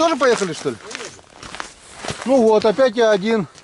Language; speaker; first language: Russian; native; Russian